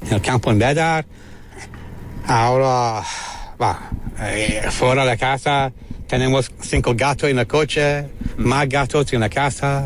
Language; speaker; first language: Spanish; non-native, learner; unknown